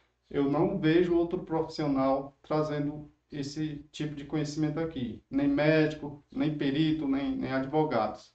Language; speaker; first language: Portuguese; native; Portuguese